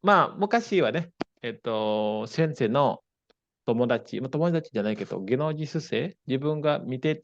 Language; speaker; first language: Japanese; non-native, fluent; Indonesian